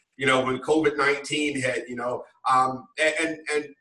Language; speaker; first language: English; native; English